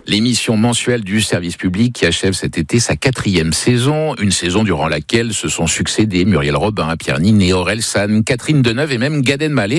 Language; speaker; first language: French; native; French